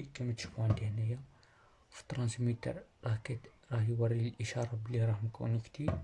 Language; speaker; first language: Arabic; native; Arabic